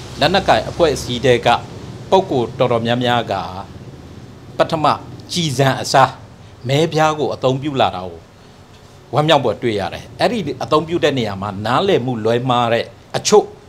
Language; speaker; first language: Burmese; non-native, local second language; Mon